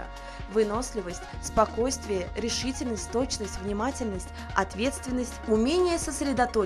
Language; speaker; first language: Russian; native; Russian